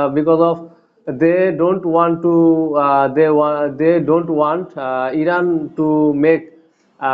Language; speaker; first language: English; non-native, learner; Bangla